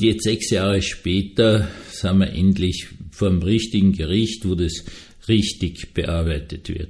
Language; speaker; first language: German; native; German